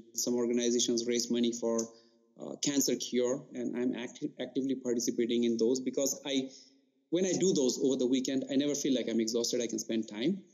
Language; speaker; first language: English; non-native, local second language; Bangla